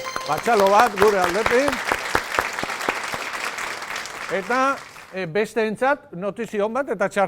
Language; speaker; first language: Basque; native; Basque